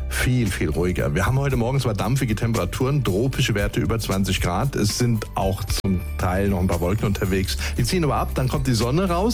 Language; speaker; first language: German; native; German